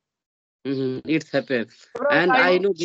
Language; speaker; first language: English; non-native, learner; Hindi